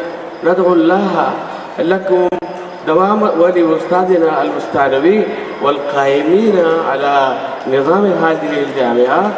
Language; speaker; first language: Arabic; non-native, fluent; Urdu